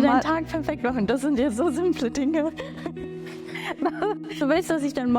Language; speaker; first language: German; early bilingual, other home language; Bangla